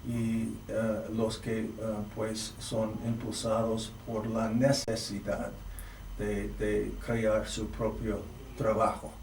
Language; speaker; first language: Spanish; non-native, fluent; English